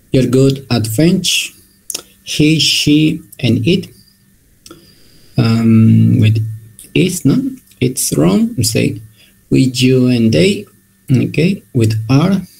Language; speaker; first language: English; non-native, learner; Spanish